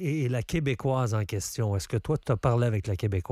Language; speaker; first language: French; native; French